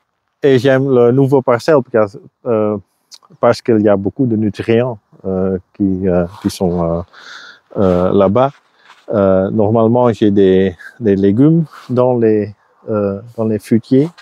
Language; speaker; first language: French; non-native, local second language; Dutch